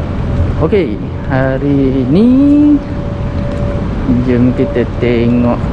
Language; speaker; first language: Malay; native; Malay